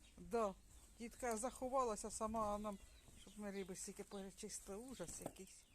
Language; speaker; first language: Ukrainian; native; Ukrainian